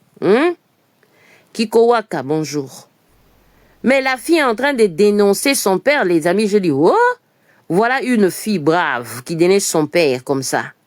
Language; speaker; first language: French; non-native, local second language; Lingala